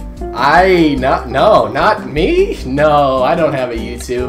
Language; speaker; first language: English; native; English